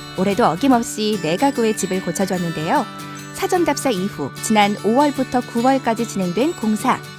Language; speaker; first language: Korean; native; Korean